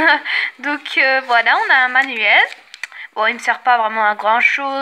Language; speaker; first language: French; native; French